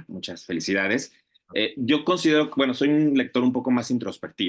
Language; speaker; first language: Spanish; native; Spanish